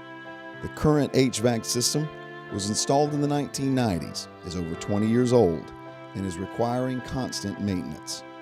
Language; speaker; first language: English; native; English